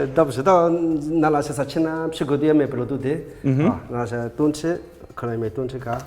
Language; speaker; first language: Polish; non-native, fluent; Burmese